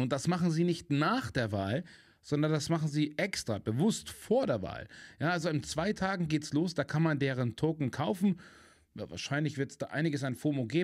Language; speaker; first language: German; native; German